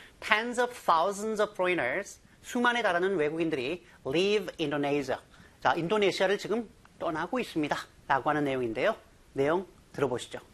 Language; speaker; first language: Korean; native; Korean